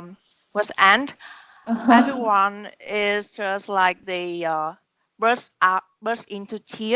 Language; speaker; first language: English; non-native, learner; Vietnamese